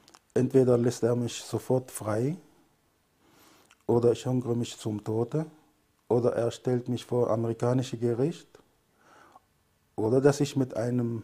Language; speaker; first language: German; non-native, fluent; Arabic